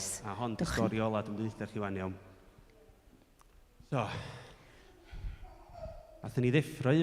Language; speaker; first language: Welsh; native; Welsh